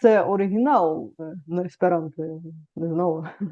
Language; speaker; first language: Ukrainian; non-native, fluent; Bulgarian